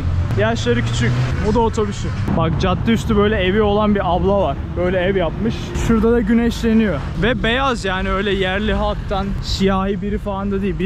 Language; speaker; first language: Turkish; native; Turkish